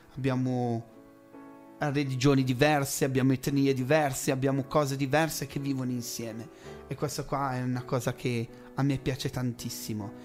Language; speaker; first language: Italian; native; Italian